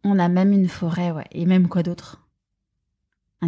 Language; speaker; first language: French; native; French